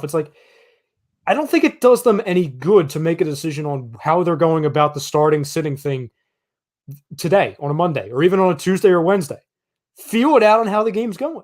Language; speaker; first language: English; native; English